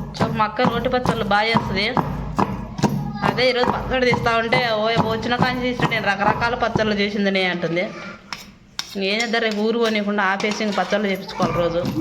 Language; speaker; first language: Telugu; native; Telugu